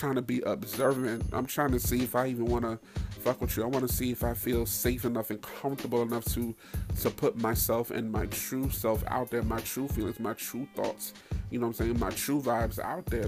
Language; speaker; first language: English; native; English